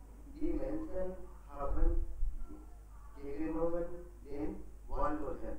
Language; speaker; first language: German; non-native, learner; Hindi